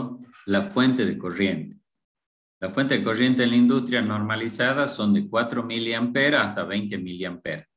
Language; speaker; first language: Spanish; native; Spanish